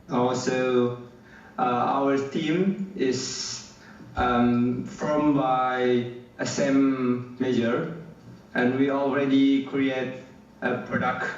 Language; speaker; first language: English; non-native, learner; Indonesian